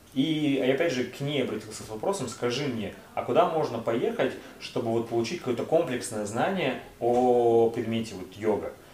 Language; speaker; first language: Russian; native; Russian